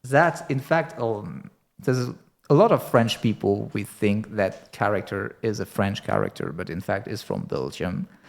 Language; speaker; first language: English; non-native, fluent; French